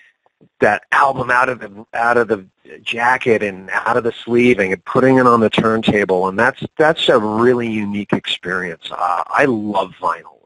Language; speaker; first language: English; native; English